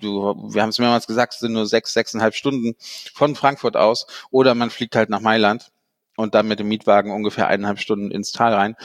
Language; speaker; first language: German; native; German